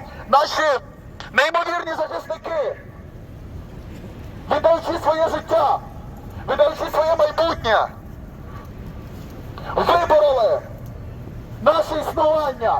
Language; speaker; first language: Ukrainian; native; Ukrainian